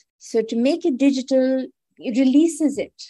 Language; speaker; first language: English; non-native, local second language; Hindi